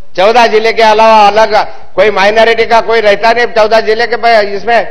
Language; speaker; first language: Hindi; non-native, local second language; Marathi